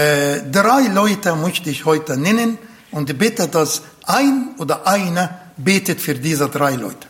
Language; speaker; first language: German; non-native, fluent; Arabic